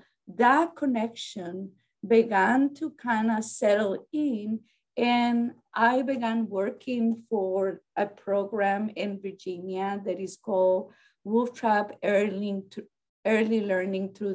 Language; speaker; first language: English; non-native, fluent; Spanish